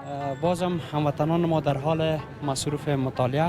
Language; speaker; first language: Persian; native; Persian